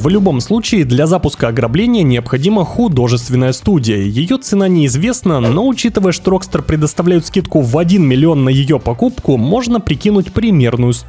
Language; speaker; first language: Russian; native; Russian